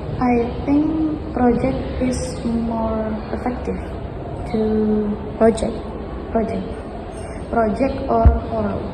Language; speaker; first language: English; non-native, fluent; Indonesian